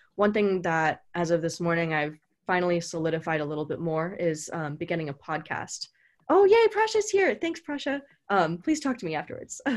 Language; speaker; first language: English; native; English